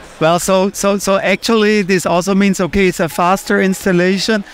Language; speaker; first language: English; non-native, fluent; German